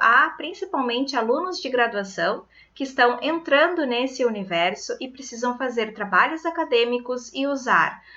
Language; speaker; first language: Portuguese; native; Portuguese